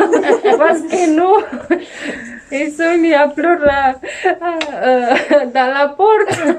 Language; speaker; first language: French; non-native, learner; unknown